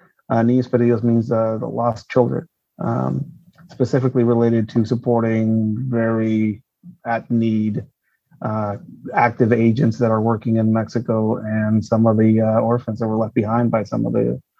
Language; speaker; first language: English; non-native, fluent; Spanish